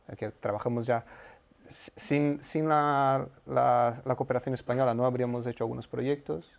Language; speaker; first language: Spanish; non-native, fluent; Portuguese